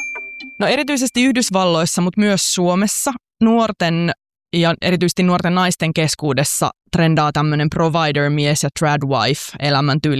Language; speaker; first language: Finnish; native; Finnish